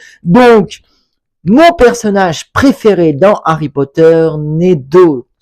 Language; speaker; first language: French; native; French